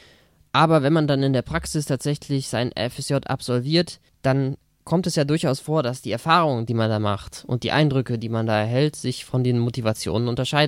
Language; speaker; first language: German; native; German